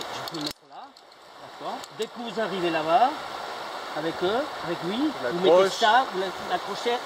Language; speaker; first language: French; non-native, learner; Spanish